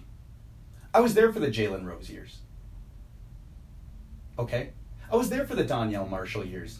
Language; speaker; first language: English; native; English